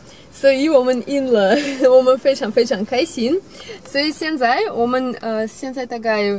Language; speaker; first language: Chinese; non-native, fluent; Russian